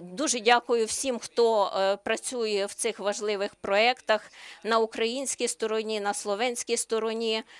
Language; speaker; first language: Ukrainian; non-native, learner; Slovenian